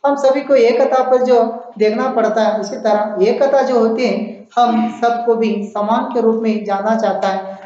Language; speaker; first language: Hindi; non-native, local second language; Kannada